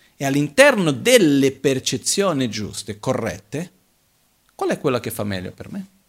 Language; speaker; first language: Italian; non-native, fluent; Portuguese